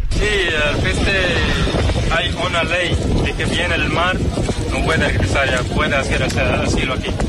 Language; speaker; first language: Spanish; non-native, learner; Arabic